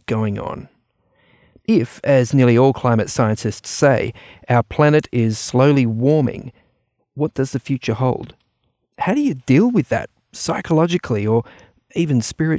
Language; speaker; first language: English; native; English